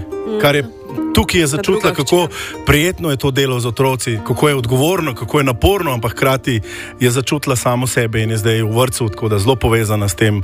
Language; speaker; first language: Slovenian; native; Slovenian